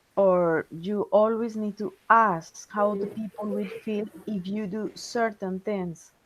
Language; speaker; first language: English; non-native, fluent; Spanish